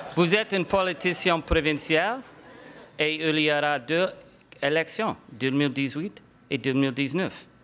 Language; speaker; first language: French; non-native, local second language; English